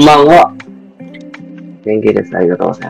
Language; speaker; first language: Japanese; non-native, fluent; Indonesian